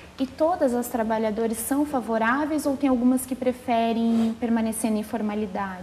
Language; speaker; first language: Portuguese; native; Portuguese